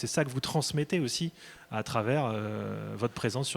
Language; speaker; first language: French; native; French